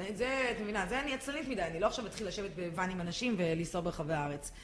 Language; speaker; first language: Hebrew; native; Hebrew